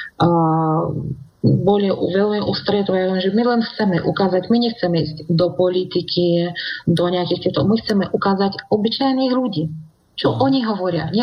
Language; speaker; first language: Slovak; non-native, fluent; Russian